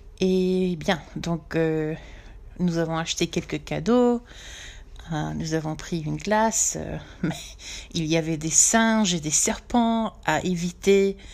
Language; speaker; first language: French; non-native, fluent; English